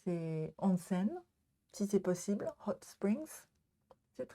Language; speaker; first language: French; non-native, learner; Japanese